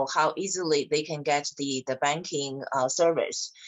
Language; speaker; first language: English; non-native, fluent; Chinese